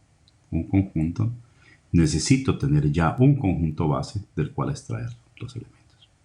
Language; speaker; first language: Spanish; native; Spanish